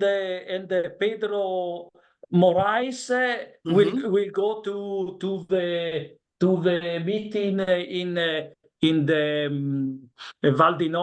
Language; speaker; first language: English; non-native, learner; Italian